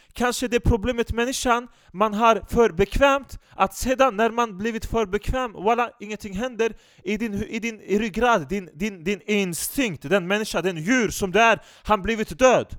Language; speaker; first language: Swedish; non-native, fluent; Turkish